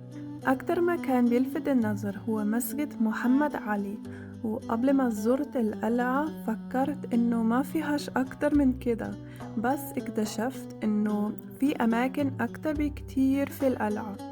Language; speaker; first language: Arabic; non-native, fluent; German